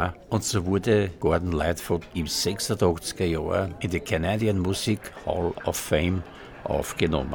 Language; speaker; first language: German; native; German